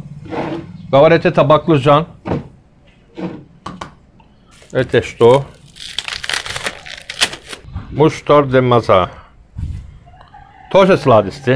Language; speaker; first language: Russian; non-native, learner; Turkish